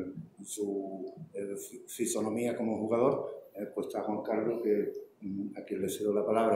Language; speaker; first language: Spanish; native; Spanish